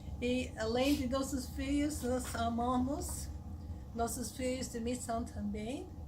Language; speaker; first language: Portuguese; non-native, learner; English